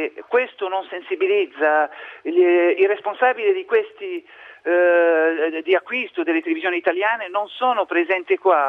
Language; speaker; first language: Italian; non-native, fluent; Arabic